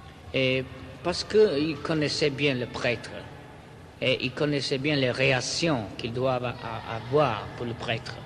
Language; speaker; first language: French; non-native, fluent; Italian